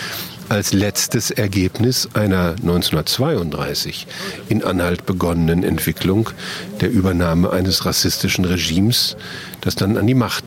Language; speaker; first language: German; native; German